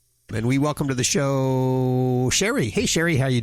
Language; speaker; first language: English; native; English